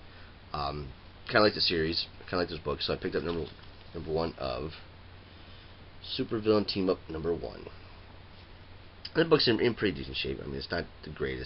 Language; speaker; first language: English; native; English